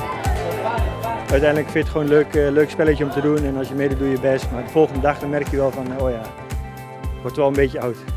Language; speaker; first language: Dutch; native; Dutch